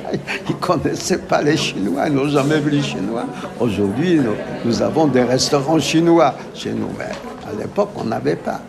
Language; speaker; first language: French; non-native, fluent; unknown